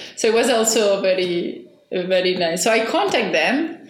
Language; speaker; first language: English; non-native, fluent; Spanish